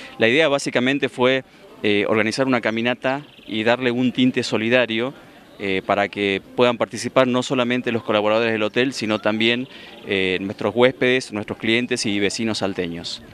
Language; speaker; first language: Spanish; native; Spanish